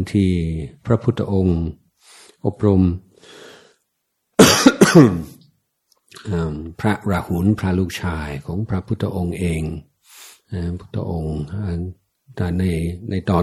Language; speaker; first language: Thai; non-native, fluent; English